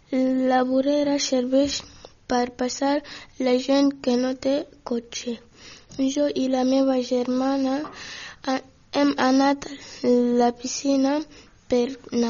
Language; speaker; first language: Catalan; non-native, learner; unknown